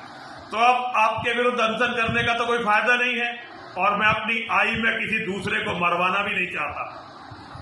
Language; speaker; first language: Hindi; native; Hindi